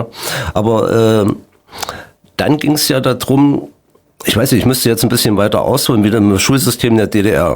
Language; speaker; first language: German; native; German